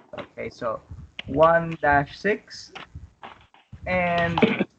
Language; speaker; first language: English; non-native, fluent; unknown